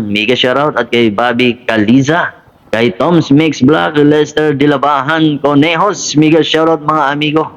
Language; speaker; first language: Filipino; non-native, local second language; Masbatenyo